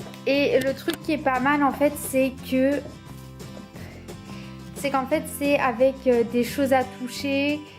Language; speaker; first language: French; native; French